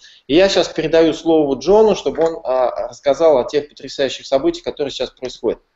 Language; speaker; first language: Russian; native; Russian